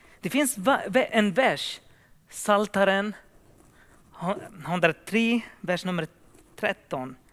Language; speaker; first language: Swedish; non-native, fluent; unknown